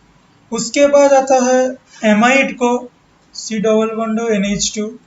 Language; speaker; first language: Hindi; non-native, local second language; Bangla